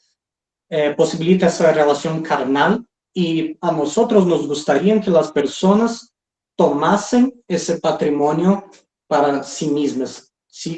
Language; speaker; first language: Spanish; non-native, fluent; Portuguese